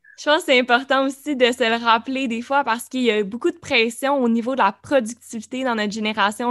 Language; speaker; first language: French; native; French